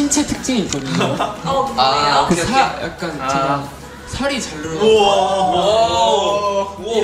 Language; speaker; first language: Korean; native; Korean